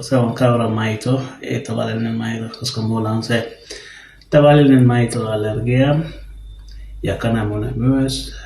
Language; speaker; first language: Finnish; non-native, learner; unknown